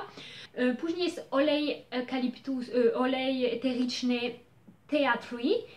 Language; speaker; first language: Polish; early bilingual, heritage; Polish